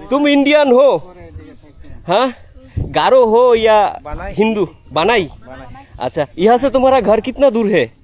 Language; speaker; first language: Hindi; non-native, learner; Bangla